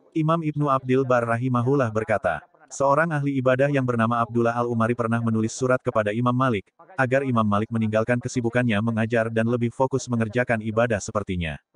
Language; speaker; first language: Indonesian; native; Indonesian